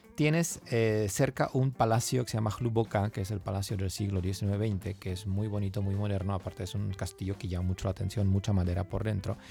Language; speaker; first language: Spanish; non-native, fluent; Czech